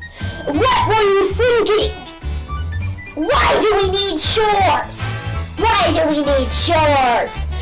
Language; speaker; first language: English; native; English